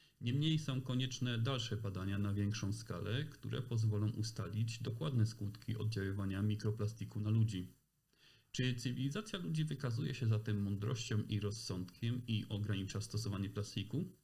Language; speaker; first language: Polish; native; Polish